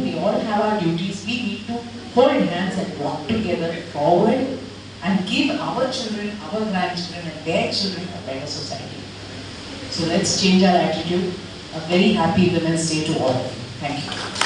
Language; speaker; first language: English; non-native, local second language; Tamil